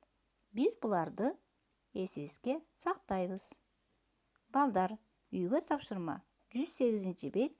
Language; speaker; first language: Kyrgyz; native; Kyrgyz